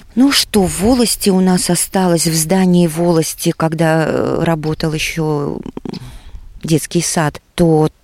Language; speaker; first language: Russian; native; Russian